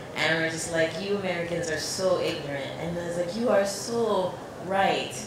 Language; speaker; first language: English; native; English